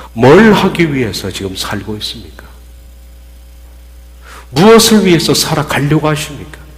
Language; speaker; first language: Korean; native; Korean